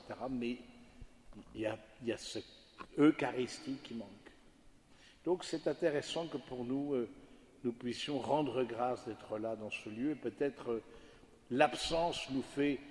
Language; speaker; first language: French; native; French